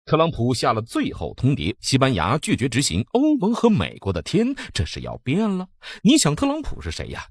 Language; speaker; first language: Chinese; native; Chinese